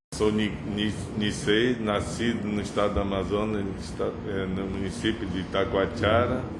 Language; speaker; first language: Portuguese; early bilingual, other home language; Japanese